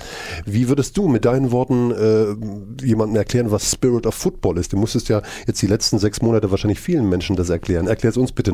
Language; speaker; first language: German; native; German